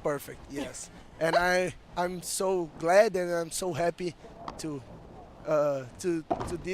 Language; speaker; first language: English; non-native, fluent; Portuguese